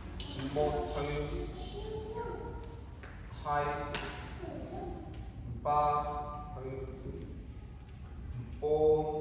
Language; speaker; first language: Vietnamese; non-native, learner; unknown